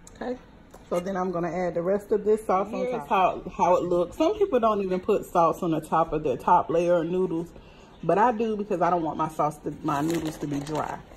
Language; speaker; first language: English; native; English